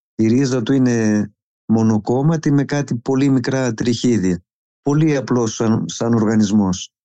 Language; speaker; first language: Greek; native; Greek